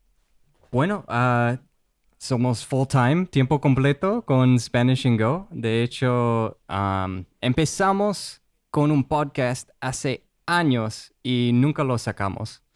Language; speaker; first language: Spanish; non-native, fluent; English